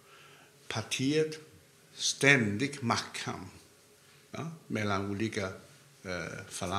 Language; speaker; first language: Swedish; non-native, fluent; Cantonese